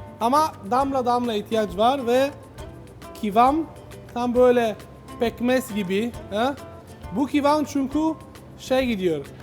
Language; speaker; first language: Turkish; non-native, learner; Italian